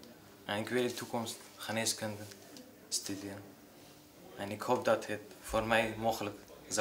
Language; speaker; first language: Dutch; non-native, fluent; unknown